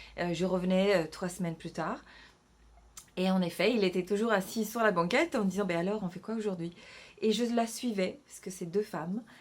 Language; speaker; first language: French; non-native, fluent; Italian